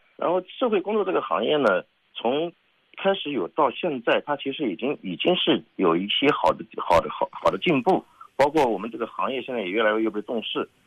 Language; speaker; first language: Chinese; native; Chinese